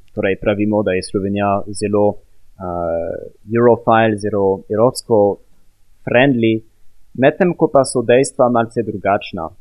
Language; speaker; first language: Slovenian; non-native, fluent; French